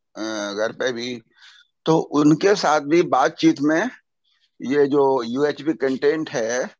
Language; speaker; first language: Hindi; native; Hindi